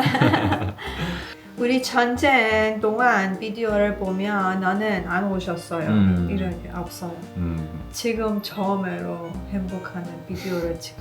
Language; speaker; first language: Korean; non-native, learner; Persian